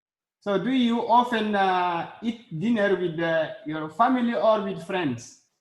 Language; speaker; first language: English; non-native, learner; Arabic